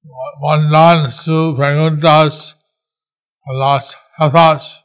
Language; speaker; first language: Spanish; non-native, learner; English